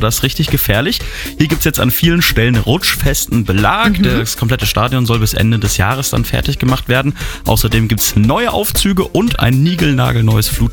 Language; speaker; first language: German; native; German